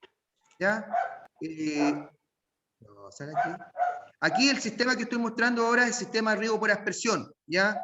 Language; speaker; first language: Spanish; native; Spanish